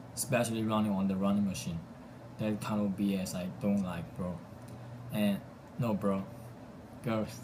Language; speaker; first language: English; non-native, learner; Chinese